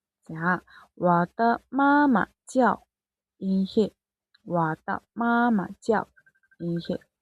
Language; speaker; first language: Chinese; non-native, fluent; Mongolian